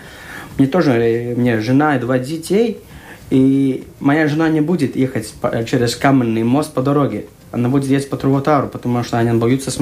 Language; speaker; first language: Russian; non-native, local second language; Latvian